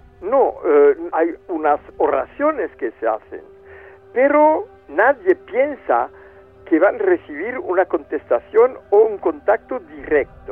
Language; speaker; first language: Spanish; non-native, fluent; French